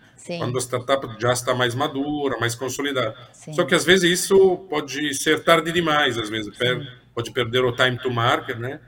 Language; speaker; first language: Portuguese; non-native, fluent; Italian